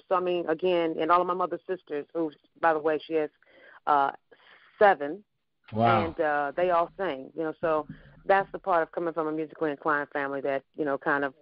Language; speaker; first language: English; native; English